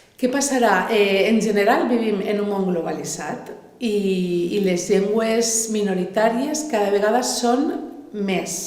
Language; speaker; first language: Catalan; native; Catalan